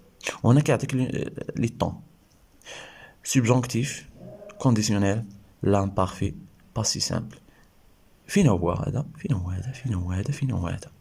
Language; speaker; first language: Arabic; native; Arabic